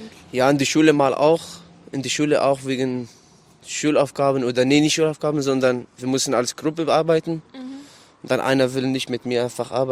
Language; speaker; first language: German; non-native, learner; Arabic